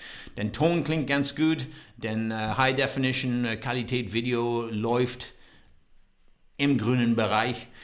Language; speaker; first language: German; non-native, learner; English